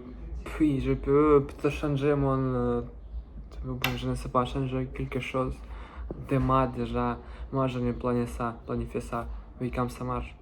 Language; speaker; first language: French; non-native, learner; Russian